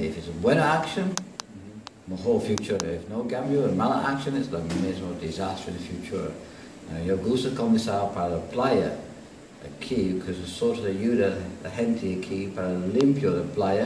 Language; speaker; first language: Spanish; non-native, learner; English